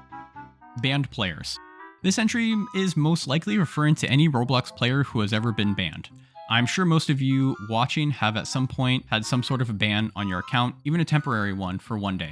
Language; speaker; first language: English; native; English